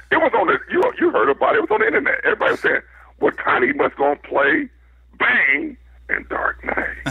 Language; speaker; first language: English; native; English